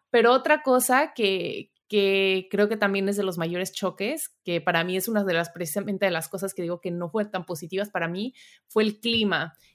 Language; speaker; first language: Spanish; native; Spanish